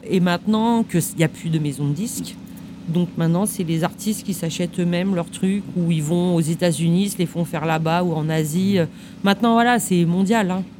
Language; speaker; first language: French; native; French